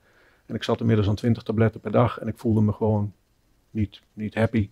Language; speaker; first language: Dutch; native; Dutch